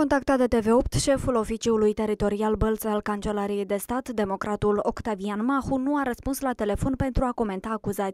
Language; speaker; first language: Romanian; native; Romanian